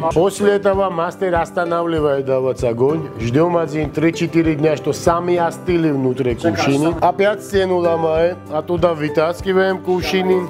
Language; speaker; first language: Russian; non-native, fluent; Georgian